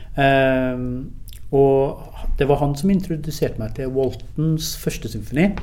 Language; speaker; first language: Norwegian; early bilingual, other home language; English